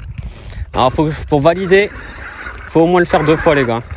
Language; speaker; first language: French; native; French